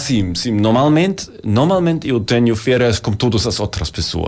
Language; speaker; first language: Portuguese; non-native, learner; German